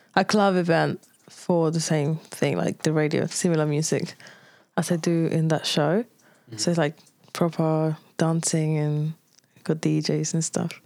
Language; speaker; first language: English; non-native, fluent; Spanish